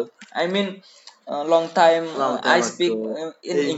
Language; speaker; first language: English; non-native, learner; Indonesian